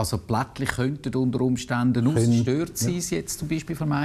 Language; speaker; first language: German; native; German